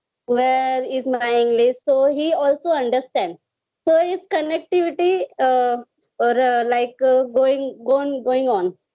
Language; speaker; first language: English; non-native, learner; Hindi